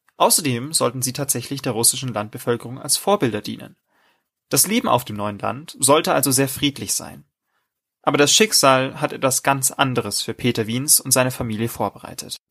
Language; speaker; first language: German; native; German